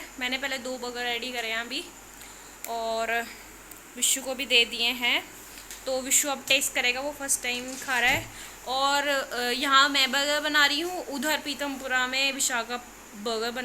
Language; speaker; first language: Hindi; native; Hindi